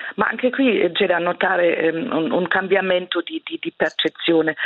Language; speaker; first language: Italian; non-native, fluent; German